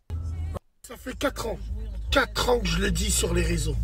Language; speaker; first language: French; native; French